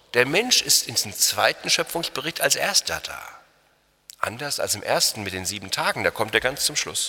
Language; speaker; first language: German; native; German